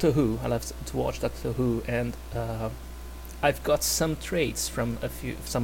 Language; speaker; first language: English; non-native, fluent; Portuguese